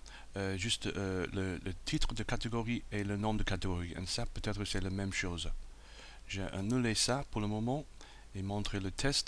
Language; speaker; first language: French; non-native, fluent; English